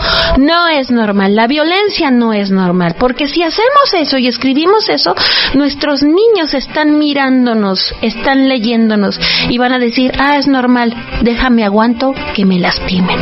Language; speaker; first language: Spanish; native; Spanish